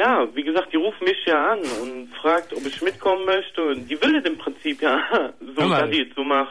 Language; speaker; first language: German; native; German